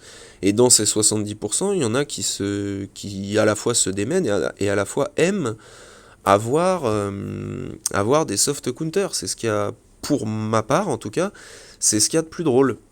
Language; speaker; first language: French; native; French